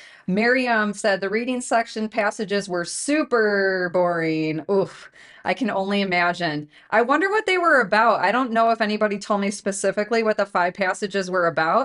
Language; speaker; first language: English; native; English